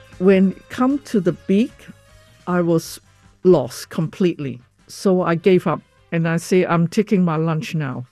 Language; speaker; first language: English; non-native, fluent; Cantonese